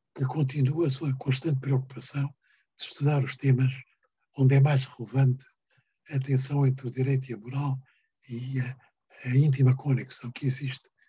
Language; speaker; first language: Portuguese; native; Portuguese